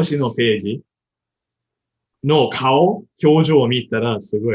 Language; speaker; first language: Japanese; non-native, learner; English